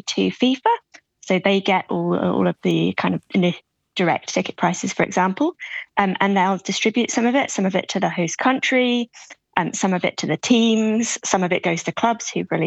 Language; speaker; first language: English; native; English